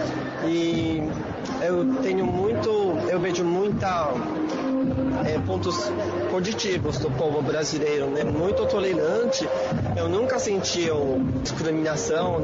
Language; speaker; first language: Portuguese; non-native, learner; Japanese